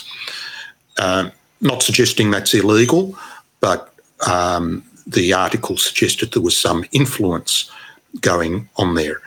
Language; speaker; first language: English; native; English